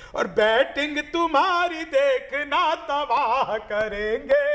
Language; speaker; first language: Hindi; native; Hindi